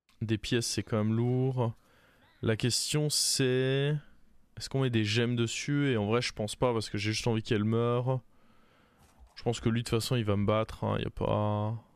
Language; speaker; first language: French; native; French